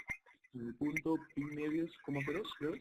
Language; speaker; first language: Spanish; native; Spanish